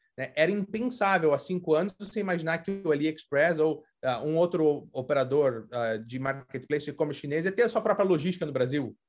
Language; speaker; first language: Portuguese; native; Portuguese